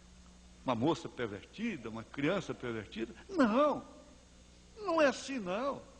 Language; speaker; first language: Portuguese; native; Portuguese